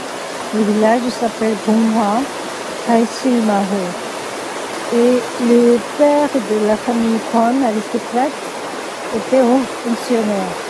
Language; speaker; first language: French; non-native, fluent; Korean